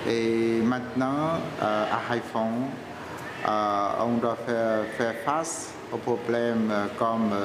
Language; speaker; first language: French; non-native, fluent; Vietnamese